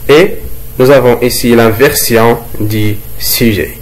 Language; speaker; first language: French; non-native, local second language; Arabic